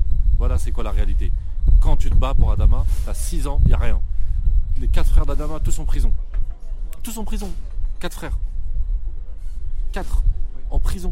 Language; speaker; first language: French; native; French